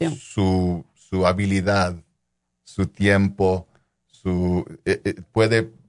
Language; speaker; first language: Spanish; non-native, local second language; English